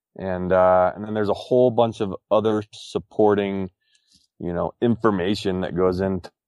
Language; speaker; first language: English; native; English